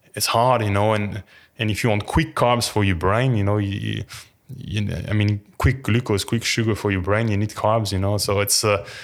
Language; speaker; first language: English; non-native, fluent; French